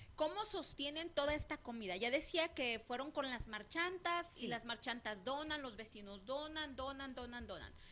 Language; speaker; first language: Spanish; native; Spanish